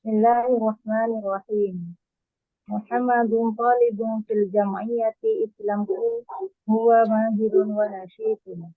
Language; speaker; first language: Arabic; non-native, learner; Indonesian